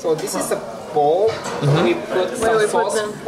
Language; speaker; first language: English; non-native, learner; Japanese